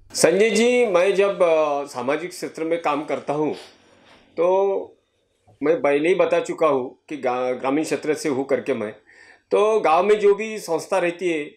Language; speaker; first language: Hindi; non-native, local second language; Marathi